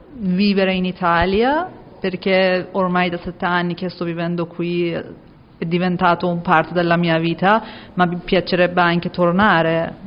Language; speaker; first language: Italian; non-native, learner; Persian